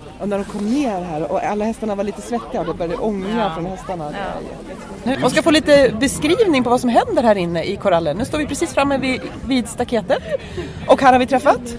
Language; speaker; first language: Swedish; native; Swedish